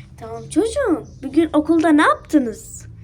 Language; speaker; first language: Turkish; early bilingual, other home language; Arabic